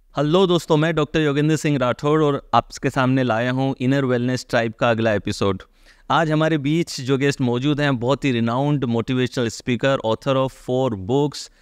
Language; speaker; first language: Hindi; native; Hindi